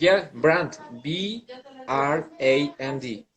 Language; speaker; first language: English; non-native, learner; Spanish